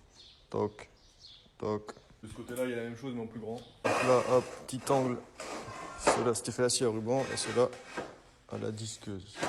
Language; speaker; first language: French; native; French